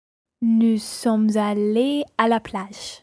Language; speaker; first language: French; non-native, learner; English